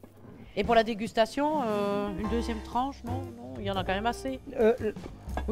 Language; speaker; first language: French; native; French